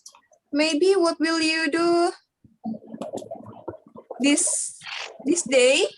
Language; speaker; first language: English; non-native, learner; Indonesian